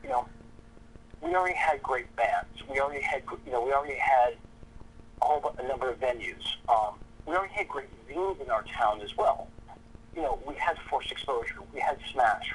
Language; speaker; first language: English; native; English